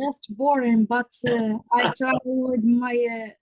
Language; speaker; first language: English; non-native, learner; Arabic